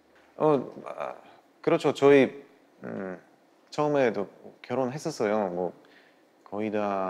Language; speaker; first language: Korean; non-native, learner; Bulgarian